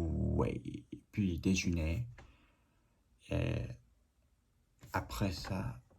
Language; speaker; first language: French; non-native, learner; English